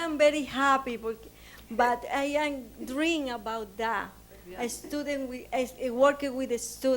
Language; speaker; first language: English; non-native, learner; Spanish